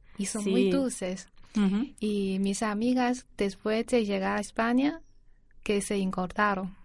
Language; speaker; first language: Spanish; non-native, learner; Chinese